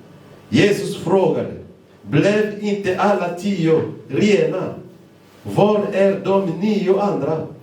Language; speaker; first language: Swedish; non-native, fluent; Lingala